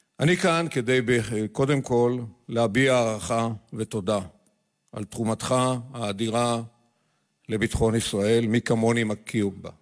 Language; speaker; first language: Hebrew; native; Hebrew